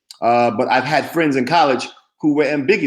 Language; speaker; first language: English; native; English